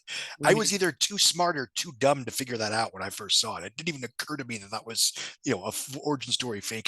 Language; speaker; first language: English; native; English